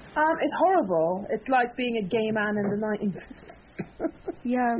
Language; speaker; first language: English; early bilingual, other home language; Persian